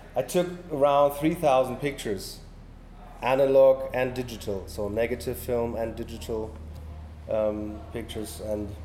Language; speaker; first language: English; non-native, learner; German